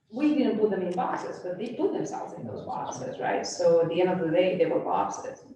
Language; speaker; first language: English; non-native, fluent; Spanish